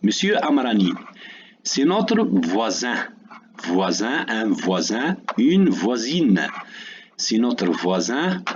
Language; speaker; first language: French; non-native, local second language; Arabic